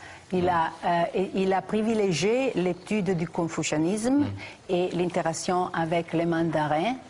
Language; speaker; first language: French; non-native, fluent; Italian